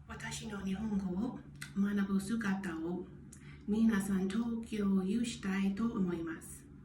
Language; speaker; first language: Japanese; non-native, learner; English